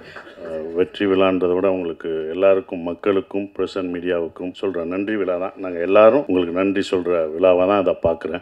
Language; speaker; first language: Tamil; native; Tamil